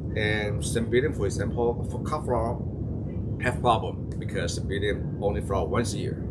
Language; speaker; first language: English; non-native, fluent; Chinese